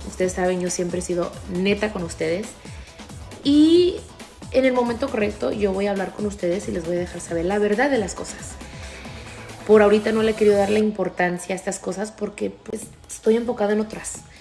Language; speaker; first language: Spanish; early bilingual, other home language; English